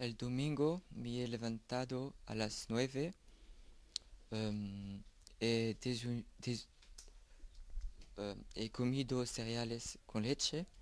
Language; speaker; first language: Spanish; non-native, learner; French